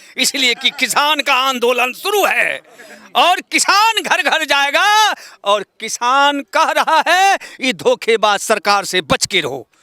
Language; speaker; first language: Hindi; native; Hindi